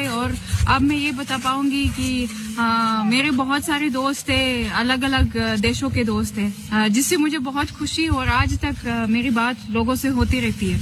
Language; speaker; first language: Hindi; non-native, fluent; Russian